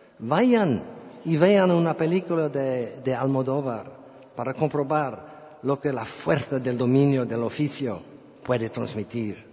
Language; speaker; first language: Spanish; non-native, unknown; English